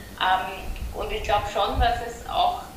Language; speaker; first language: German; native; German